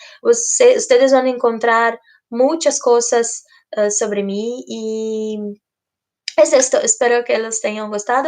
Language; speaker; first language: Spanish; non-native, fluent; Portuguese